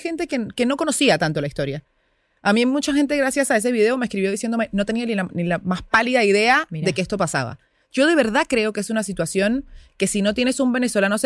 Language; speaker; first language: Spanish; native; Spanish